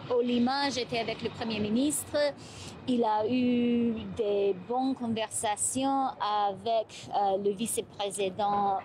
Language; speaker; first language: French; non-native, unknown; English